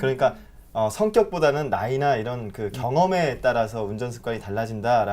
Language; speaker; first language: Korean; native; Korean